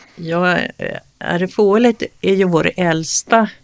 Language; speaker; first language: Swedish; native; Swedish